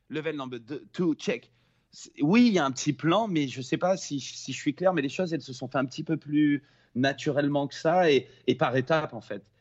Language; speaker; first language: French; native; French